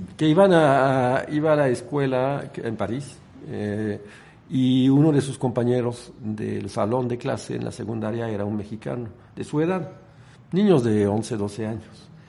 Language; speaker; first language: Spanish; non-native, fluent; French